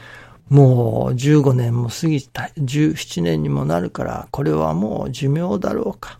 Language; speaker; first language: Japanese; native; Japanese